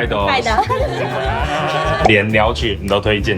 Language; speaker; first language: Chinese; native; Chinese